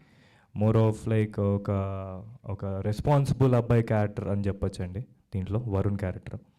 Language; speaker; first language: Telugu; native; Telugu